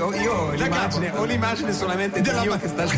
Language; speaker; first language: Italian; non-native, fluent; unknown